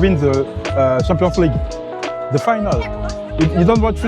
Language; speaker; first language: English; non-native, learner; French